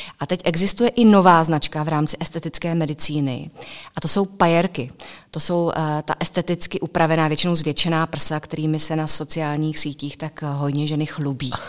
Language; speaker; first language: Czech; native; Czech